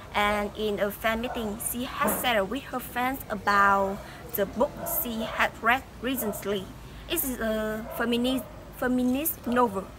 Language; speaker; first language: English; non-native, fluent; Vietnamese